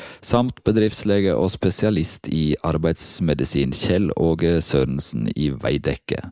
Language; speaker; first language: Norwegian; native; Norwegian